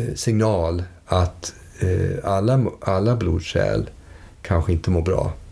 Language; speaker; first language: Swedish; early bilingual, other home language; English